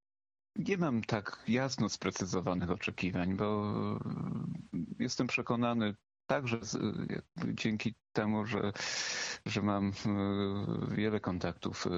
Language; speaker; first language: Polish; native; Polish